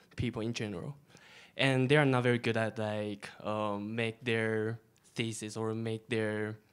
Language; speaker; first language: English; non-native, fluent; Chinese